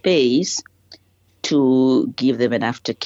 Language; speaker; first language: English; non-native, local second language; Southern Sotho